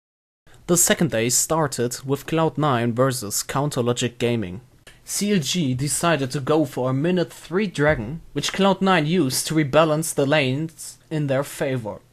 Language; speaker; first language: English; non-native, fluent; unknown